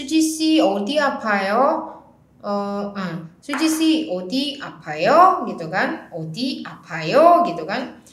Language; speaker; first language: Korean; non-native, fluent; Indonesian